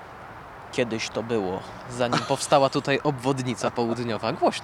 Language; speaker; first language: Polish; native; Polish